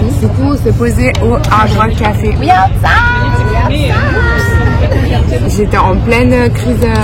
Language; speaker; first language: French; native; French